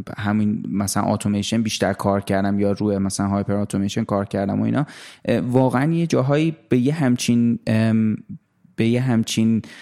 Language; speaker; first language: Persian; native; Persian